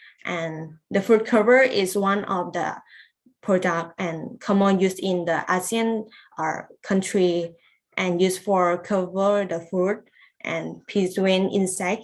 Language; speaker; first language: English; non-native, learner; Lao